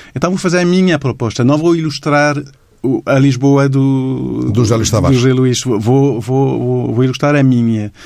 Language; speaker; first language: Portuguese; non-native, fluent; English